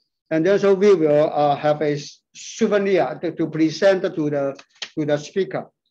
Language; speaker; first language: English; non-native, local second language; Cantonese